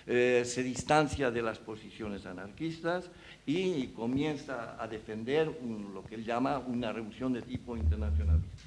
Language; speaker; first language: Spanish; native; Spanish